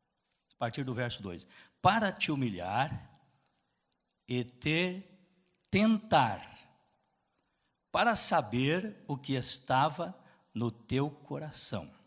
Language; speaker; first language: Portuguese; native; Portuguese